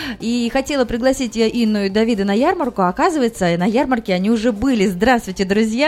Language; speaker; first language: Russian; native; Russian